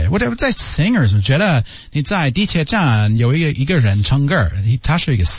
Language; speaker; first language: Chinese; non-native, learner; English